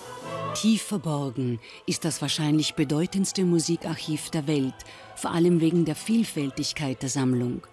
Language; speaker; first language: German; native; German